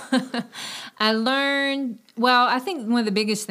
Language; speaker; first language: English; native; English